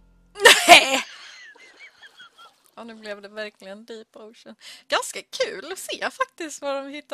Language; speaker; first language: Swedish; native; Swedish